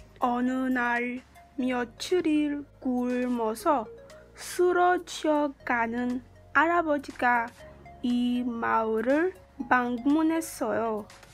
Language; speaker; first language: Korean; non-native, learner; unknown